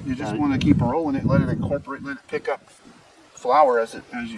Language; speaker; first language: English; native; English